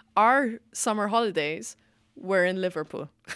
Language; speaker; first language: English; non-native, fluent; Maltese